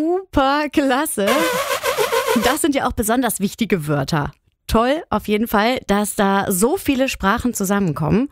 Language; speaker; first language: German; native; German